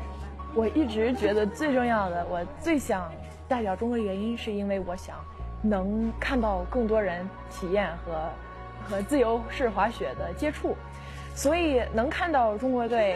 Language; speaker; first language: Chinese; early bilingual, heritage; Chinese